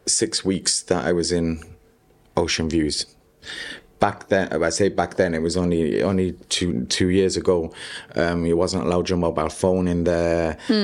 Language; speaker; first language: English; native; English